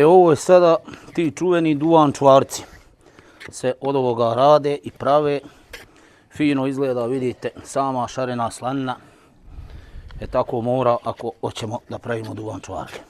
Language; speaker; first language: Bosnian; native; Bosnian